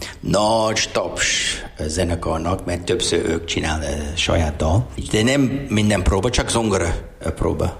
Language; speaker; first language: Hungarian; non-native, learner; English